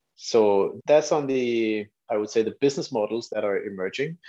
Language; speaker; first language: English; non-native, fluent; Danish